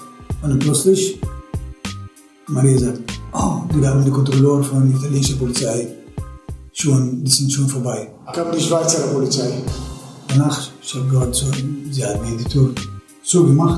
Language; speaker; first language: German; non-native, fluent; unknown